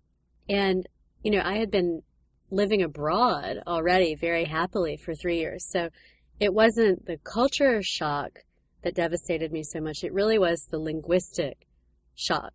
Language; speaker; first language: English; native; English